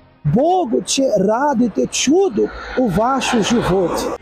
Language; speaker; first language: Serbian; non-native, learner; Portuguese